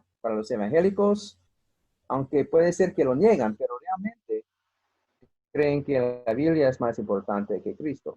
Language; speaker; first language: Spanish; non-native, fluent; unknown